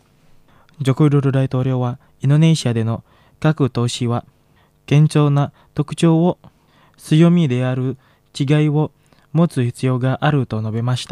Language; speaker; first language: Japanese; non-native, fluent; Indonesian